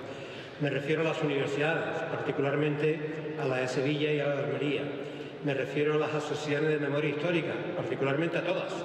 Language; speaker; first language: Spanish; native; Spanish